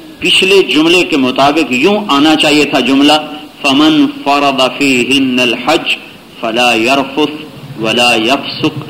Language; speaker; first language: Urdu; non-native, local second language; Punjabi